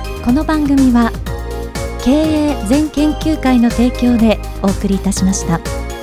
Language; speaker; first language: Japanese; native; Japanese